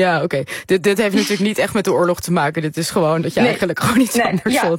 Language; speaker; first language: Dutch; native; Dutch